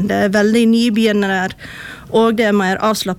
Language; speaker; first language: Norwegian; non-native, fluent; English